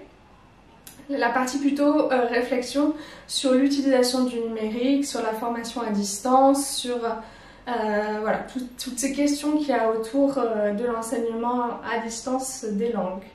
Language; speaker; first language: French; native; French